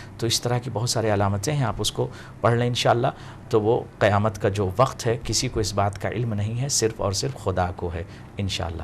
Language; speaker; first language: Urdu; native; Urdu